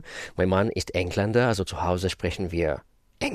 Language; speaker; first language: German; non-native, fluent; Russian